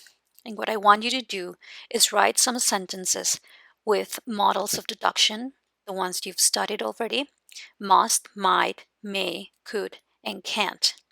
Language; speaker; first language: English; non-native, fluent; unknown